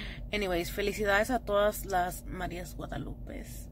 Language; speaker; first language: Spanish; early bilingual, heritage; Spanish